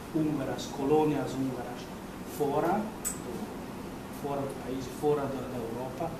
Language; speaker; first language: Portuguese; non-native, fluent; Hungarian